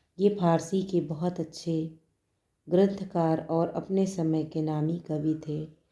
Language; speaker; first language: Hindi; native; Hindi